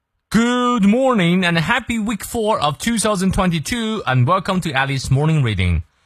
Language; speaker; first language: English; non-native, fluent; Chinese